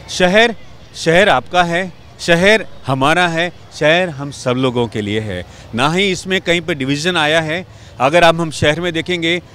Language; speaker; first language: Hindi; non-native, local second language; Gujarati